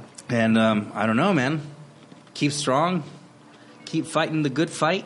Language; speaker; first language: English; non-native, fluent; Spanish